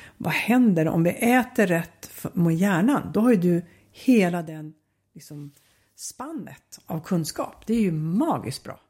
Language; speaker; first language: Swedish; early bilingual, other home language; Finnish